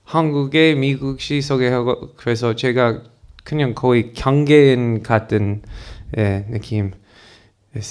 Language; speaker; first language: Korean; non-native, learner; English